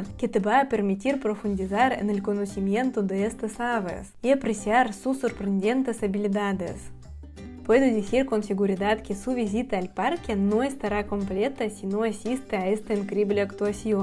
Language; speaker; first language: Spanish; non-native, learner; Russian